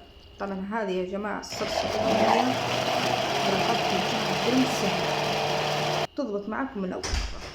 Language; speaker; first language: Arabic; native; Arabic